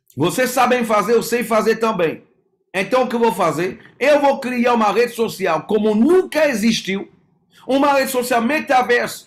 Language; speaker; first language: Portuguese; non-native, fluent; French